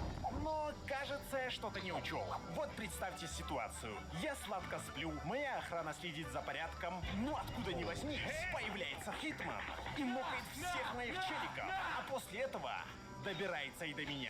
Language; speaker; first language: Russian; native; Russian